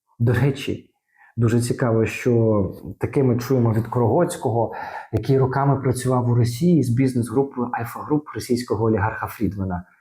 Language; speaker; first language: Ukrainian; native; Ukrainian